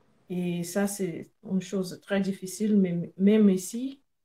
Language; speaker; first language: French; non-native, learner; Portuguese